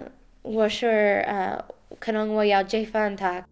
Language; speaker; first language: Chinese; non-native, learner; English